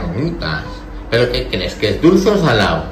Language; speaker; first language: Spanish; native; Spanish